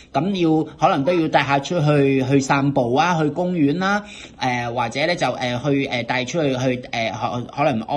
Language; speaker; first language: Cantonese; native; Cantonese